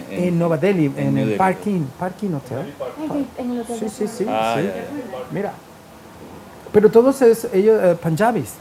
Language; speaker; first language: Spanish; native; Spanish